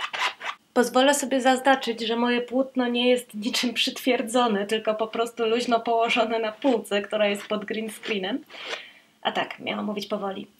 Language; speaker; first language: Polish; native; Polish